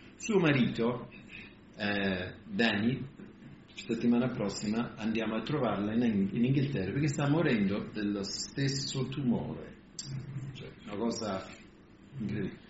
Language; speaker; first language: Italian; non-native, fluent; English